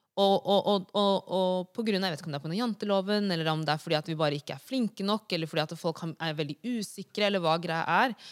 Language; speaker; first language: Norwegian; early bilingual, other home language; Wolof